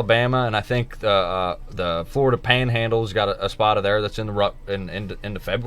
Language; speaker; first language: English; native; English